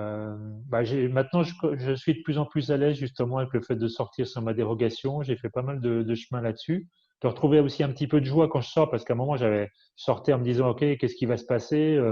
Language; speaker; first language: French; native; French